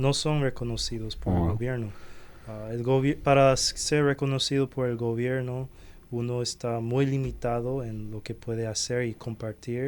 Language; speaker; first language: Spanish; non-native, fluent; Chinese